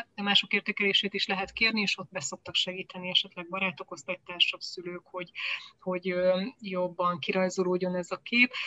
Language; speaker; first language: Hungarian; native; Hungarian